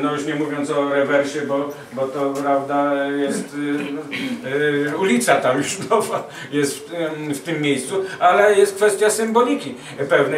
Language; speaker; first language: Polish; native; Polish